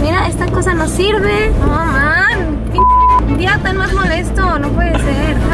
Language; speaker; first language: Spanish; native; Spanish